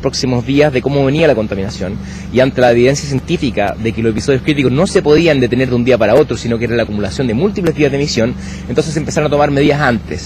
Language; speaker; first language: Spanish; native; Spanish